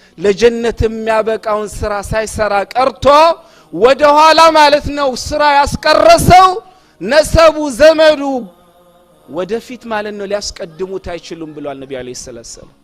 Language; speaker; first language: Amharic; non-native, local second language; Oromo